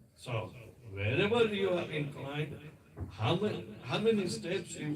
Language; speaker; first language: English; non-native, local second language; Hindi